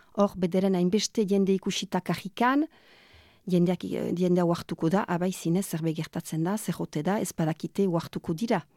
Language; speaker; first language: Basque; native; Basque